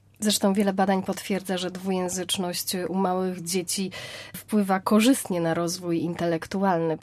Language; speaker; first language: Polish; native; Polish